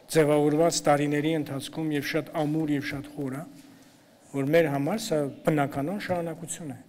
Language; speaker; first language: Armenian; native; Armenian